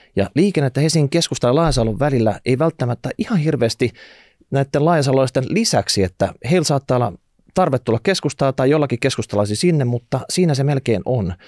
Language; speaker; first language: Finnish; native; Finnish